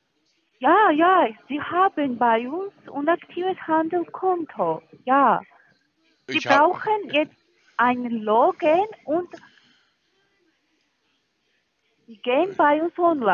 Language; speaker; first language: German; non-native, learner; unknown